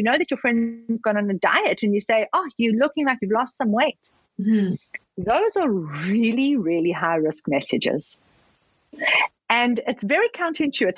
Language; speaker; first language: English; native; English